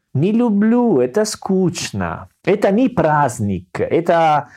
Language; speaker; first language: Russian; non-native, learner; Italian